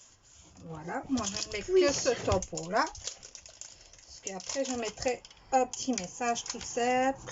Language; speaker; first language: French; native; French